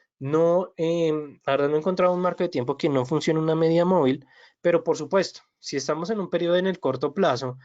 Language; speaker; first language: Spanish; native; Spanish